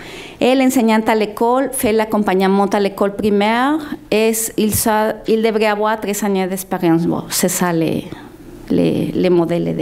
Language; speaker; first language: French; non-native, fluent; Spanish